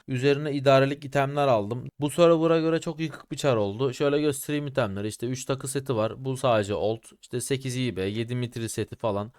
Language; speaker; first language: Turkish; native; Turkish